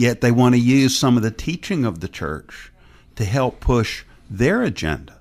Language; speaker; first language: English; native; English